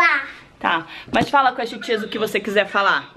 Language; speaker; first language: Portuguese; native; Portuguese